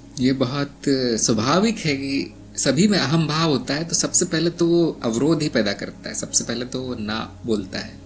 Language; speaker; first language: Hindi; native; Hindi